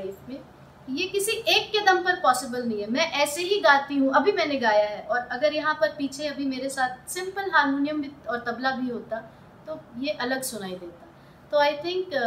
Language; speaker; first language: Hindi; native; Hindi